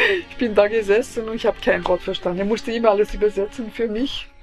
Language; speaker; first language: German; non-native, fluent; French